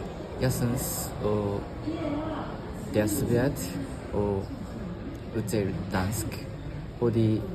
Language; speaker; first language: Danish; non-native, learner; Japanese